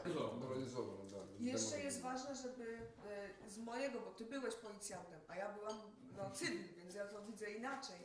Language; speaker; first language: Polish; non-native, learner; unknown